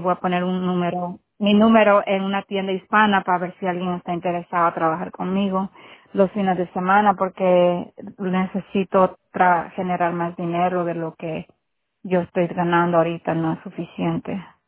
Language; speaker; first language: Spanish; native; Spanish